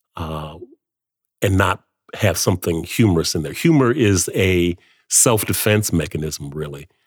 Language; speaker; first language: English; native; English